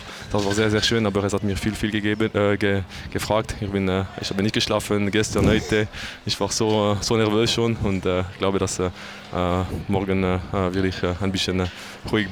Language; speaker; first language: German; non-native, local second language; French